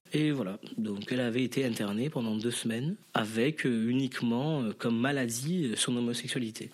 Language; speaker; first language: French; non-native, local second language; Morisyen